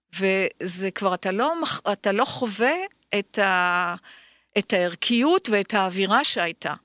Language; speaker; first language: Hebrew; native; Hebrew